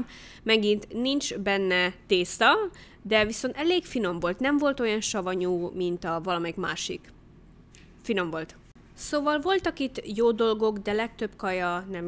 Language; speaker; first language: Hungarian; early bilingual, heritage; Hungarian